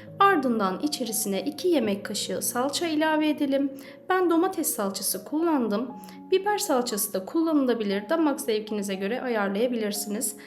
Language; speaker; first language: Turkish; native; Turkish